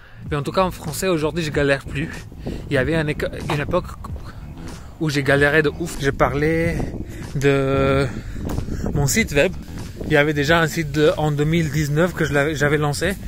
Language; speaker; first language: French; non-native, fluent; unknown